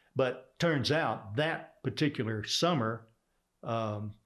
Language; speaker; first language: English; native; English